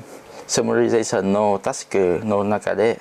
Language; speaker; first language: Japanese; non-native, learner; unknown